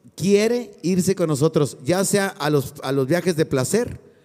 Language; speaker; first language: Spanish; native; Spanish